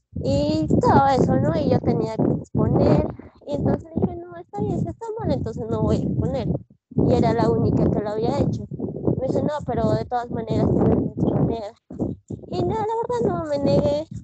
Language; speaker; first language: Spanish; native; Spanish